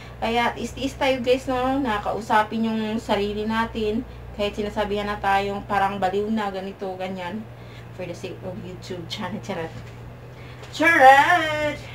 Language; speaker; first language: Filipino; non-native, local second language; Cebuano